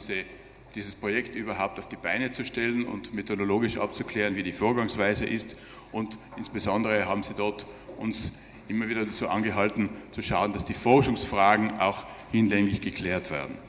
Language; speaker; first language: German; native; German